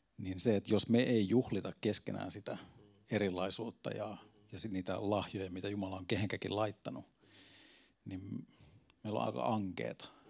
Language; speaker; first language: Finnish; native; Finnish